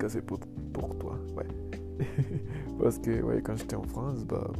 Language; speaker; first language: French; non-native, learner; Spanish